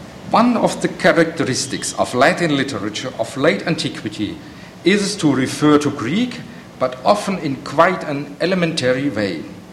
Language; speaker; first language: English; non-native, fluent; German